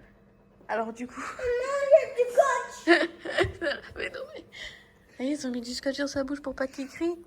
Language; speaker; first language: French; native; French